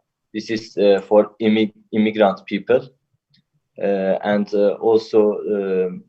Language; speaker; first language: English; non-native, learner; Turkish